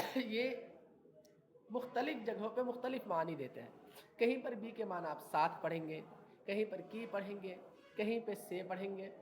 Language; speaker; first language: Urdu; native; Urdu